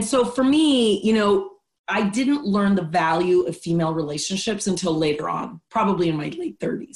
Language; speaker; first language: English; non-native, fluent; Spanish